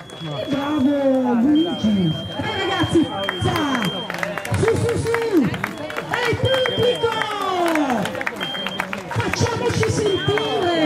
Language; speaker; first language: Italian; native; Italian